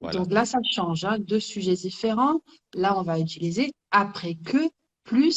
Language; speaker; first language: French; native; French